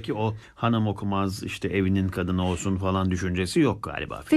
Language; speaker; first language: Turkish; native; Turkish